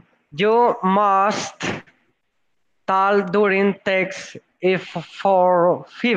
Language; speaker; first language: English; non-native, learner; Spanish